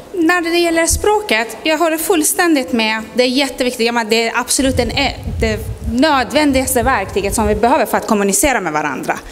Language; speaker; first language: Swedish; non-native, fluent; Persian